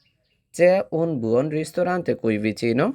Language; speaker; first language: Italian; non-native, fluent; Bangla